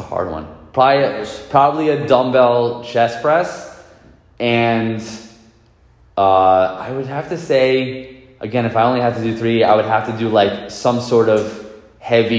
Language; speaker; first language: English; native; English